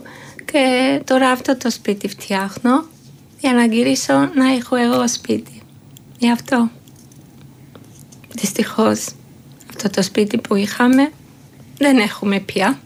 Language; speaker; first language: Greek; non-native, learner; Georgian